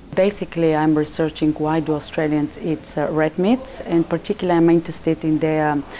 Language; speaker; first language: English; non-native, fluent; Chinese